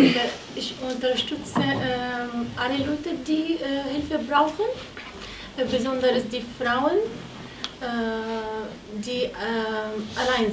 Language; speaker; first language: German; non-native, fluent; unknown